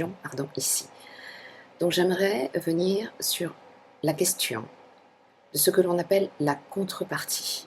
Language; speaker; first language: French; native; French